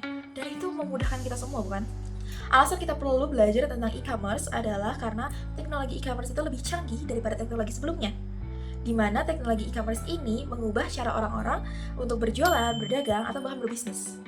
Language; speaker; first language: Indonesian; native; Indonesian